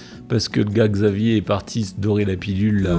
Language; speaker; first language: French; native; French